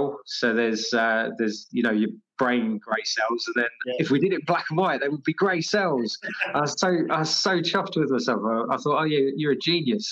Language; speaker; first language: English; native; English